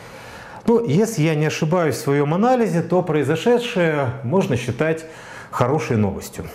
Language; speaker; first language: Russian; native; Russian